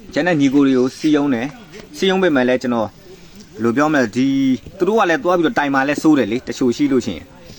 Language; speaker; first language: Burmese; native; Burmese